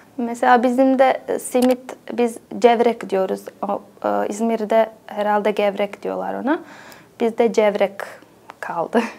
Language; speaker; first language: Turkish; non-native, fluent; Bosnian